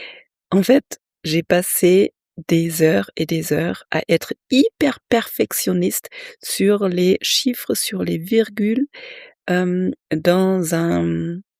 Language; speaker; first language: French; native; French